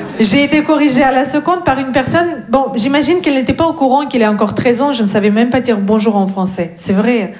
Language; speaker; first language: French; non-native, fluent; Russian